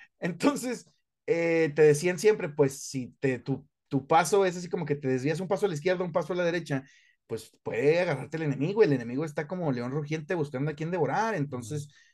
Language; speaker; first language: Spanish; native; Spanish